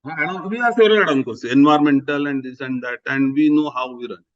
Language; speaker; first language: English; non-native, local second language; Marathi